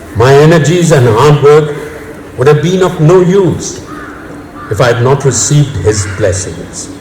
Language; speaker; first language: English; non-native, local second language; Hindi